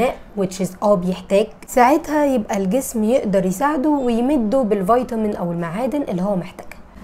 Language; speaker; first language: Arabic; native; Arabic